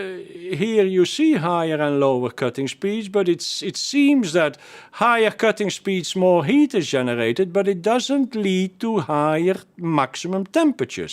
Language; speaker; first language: English; non-native, fluent; Dutch